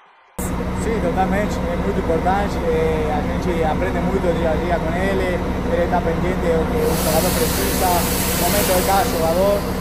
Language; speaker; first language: Portuguese; non-native, fluent; Spanish